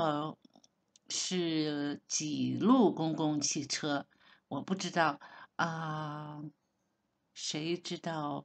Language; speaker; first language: Chinese; non-native, learner; Hebrew